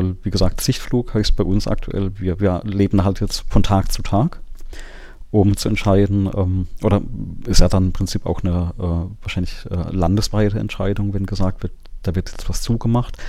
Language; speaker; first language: German; native; German